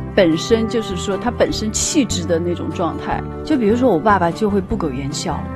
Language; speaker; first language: Chinese; native; Chinese